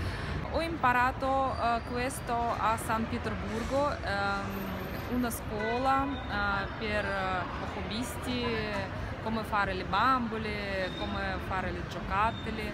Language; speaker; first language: Italian; non-native, learner; Russian